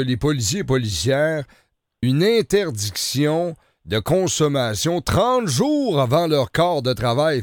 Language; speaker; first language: French; native; French